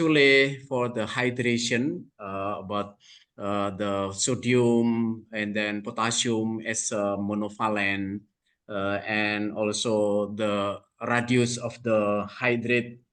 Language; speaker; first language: English; non-native, fluent; Indonesian